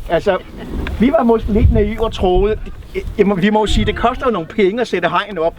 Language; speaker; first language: Danish; native; Danish